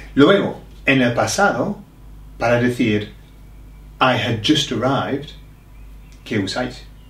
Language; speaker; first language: Spanish; non-native, learner; English